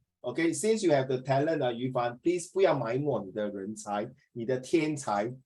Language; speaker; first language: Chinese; native; Chinese